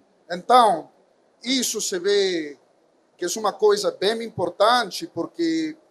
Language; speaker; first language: Portuguese; non-native, fluent; Spanish